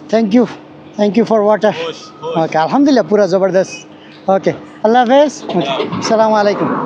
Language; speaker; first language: Hindi; non-native, learner; Bangla